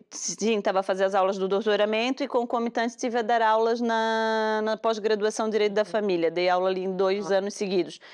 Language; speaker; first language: Portuguese; native; Portuguese